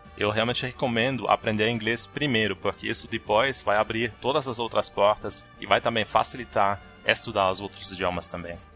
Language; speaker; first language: Portuguese; non-native, fluent; German